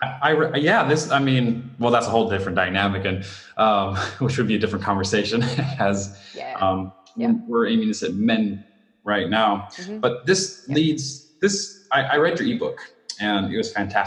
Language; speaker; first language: English; native; English